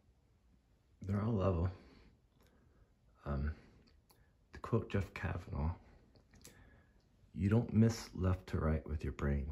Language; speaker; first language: English; native; English